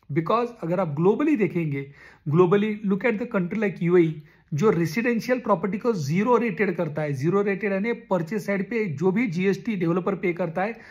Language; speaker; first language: Hindi; non-native, local second language; Marathi